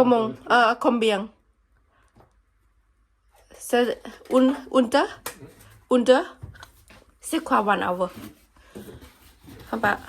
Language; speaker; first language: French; non-native, learner; Thai